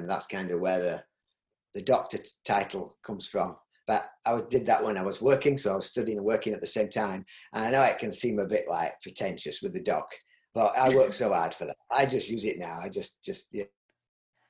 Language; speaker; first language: English; native; English